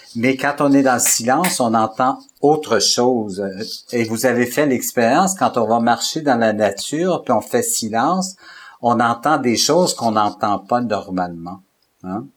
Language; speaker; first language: French; native; French